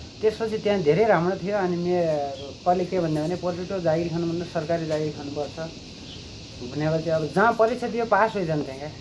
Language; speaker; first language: Nepali; native; Nepali